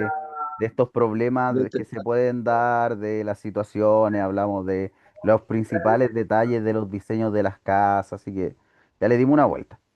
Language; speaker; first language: Spanish; native; Spanish